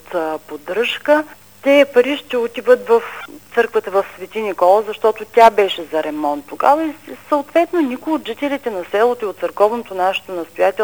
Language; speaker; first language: Bulgarian; native; Bulgarian